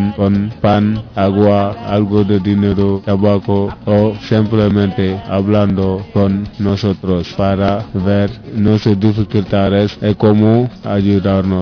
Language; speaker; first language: Spanish; non-native, learner; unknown